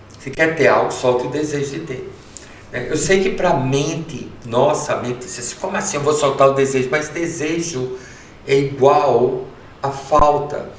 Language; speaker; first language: Portuguese; early bilingual, heritage; Portuguese